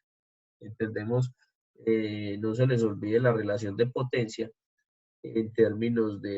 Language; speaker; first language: Spanish; native; Spanish